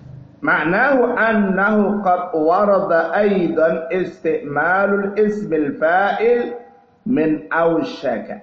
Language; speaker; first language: Arabic; non-native, fluent; Indonesian